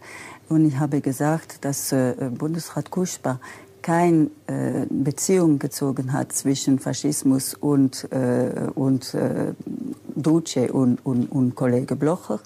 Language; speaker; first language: German; non-native, local second language; French